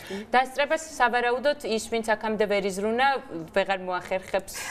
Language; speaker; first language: Georgian; native; Georgian